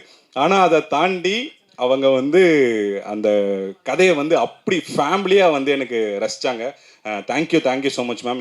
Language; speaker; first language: Tamil; native; Tamil